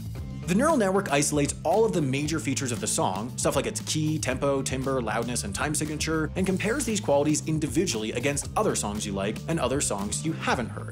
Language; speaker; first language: English; native; English